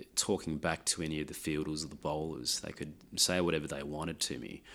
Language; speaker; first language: English; non-native, local second language; Lao